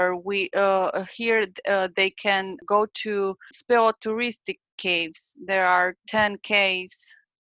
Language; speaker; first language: English; non-native, learner; Romanian